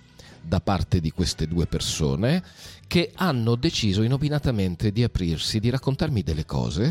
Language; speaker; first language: Italian; native; Italian